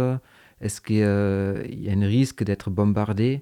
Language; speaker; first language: French; native; French